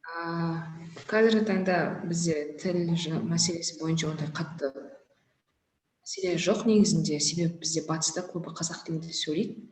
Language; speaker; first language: Kazakh; native; Kazakh